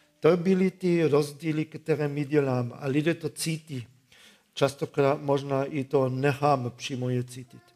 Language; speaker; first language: Czech; non-native, fluent; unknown